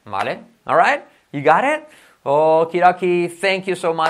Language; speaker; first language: English; non-native, fluent; Spanish